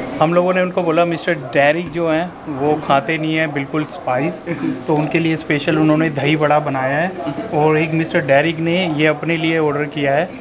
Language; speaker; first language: Hindi; native; Hindi